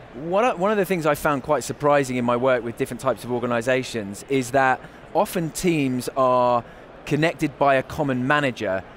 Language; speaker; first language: English; native; English